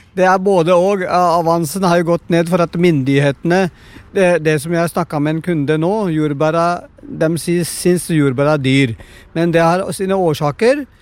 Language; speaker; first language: Norwegian; non-native, fluent; Punjabi